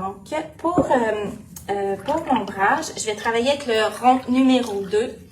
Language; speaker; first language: French; native; French